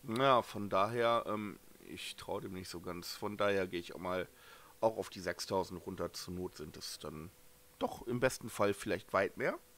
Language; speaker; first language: German; native; German